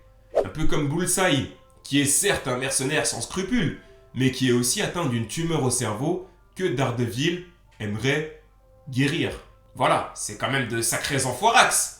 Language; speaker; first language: French; native; French